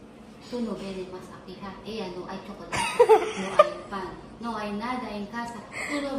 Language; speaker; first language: Spanish; non-native, learner; Filipino